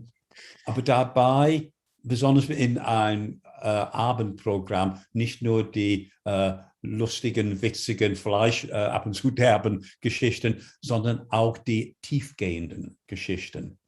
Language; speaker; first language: German; non-native, fluent; English